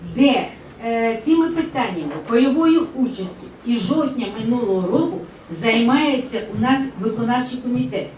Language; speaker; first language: Ukrainian; native; Ukrainian